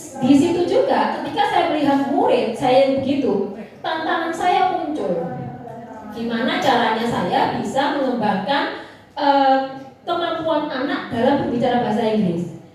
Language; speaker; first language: Indonesian; native; Indonesian